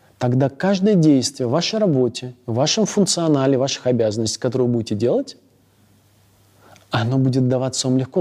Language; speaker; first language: Russian; native; Russian